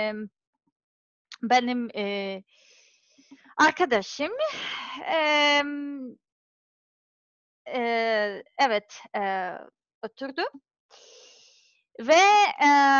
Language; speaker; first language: Turkish; non-native, learner; Serbian